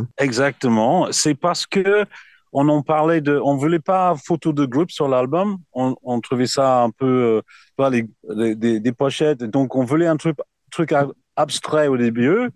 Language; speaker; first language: French; non-native, fluent; English